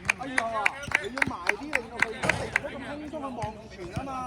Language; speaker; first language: Chinese; native; Chinese